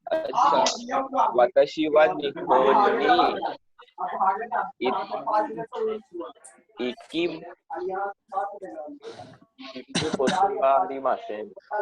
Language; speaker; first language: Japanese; non-native, learner; Hindi